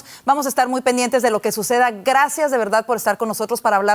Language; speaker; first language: Spanish; native; Spanish